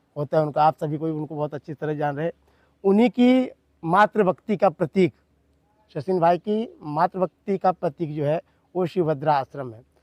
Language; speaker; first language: Hindi; non-native, local second language; Gujarati